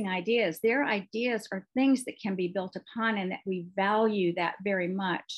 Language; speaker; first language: English; native; English